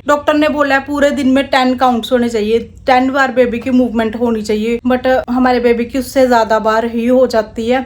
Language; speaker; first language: Hindi; non-native, local second language; Punjabi